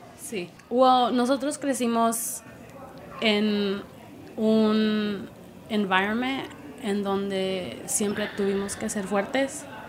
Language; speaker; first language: Spanish; early bilingual, heritage; Spanish